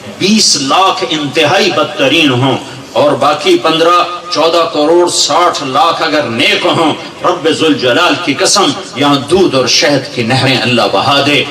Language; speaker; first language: Urdu; non-native, local second language; Punjabi